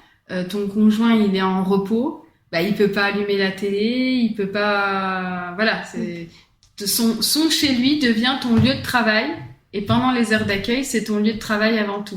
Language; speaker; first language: French; native; French